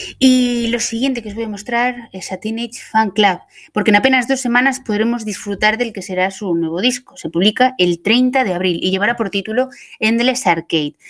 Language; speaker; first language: Spanish; native; Spanish